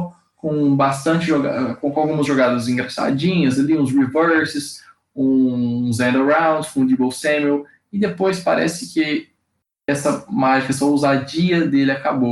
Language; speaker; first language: Portuguese; native; Portuguese